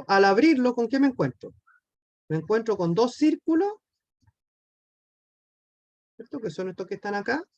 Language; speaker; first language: Spanish; native; Spanish